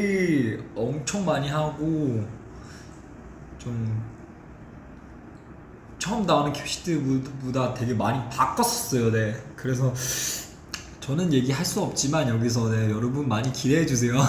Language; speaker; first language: Korean; non-native, fluent; Chinese